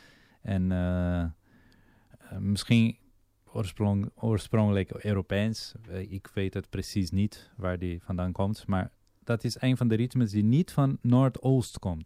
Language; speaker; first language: Dutch; non-native, fluent; Portuguese